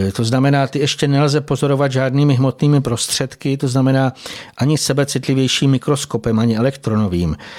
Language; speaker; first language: Czech; native; Czech